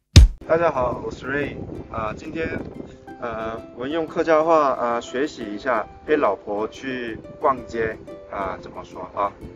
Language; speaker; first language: Chinese; non-native, fluent; Korean